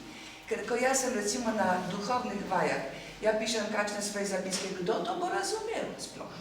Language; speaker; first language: Slovenian; non-native, learner; Polish